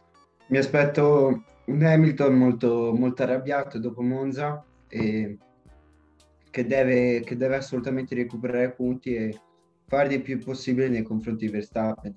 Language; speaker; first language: Italian; native; Italian